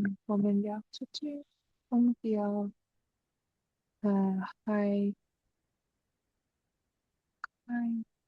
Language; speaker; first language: Chinese; non-native, learner; English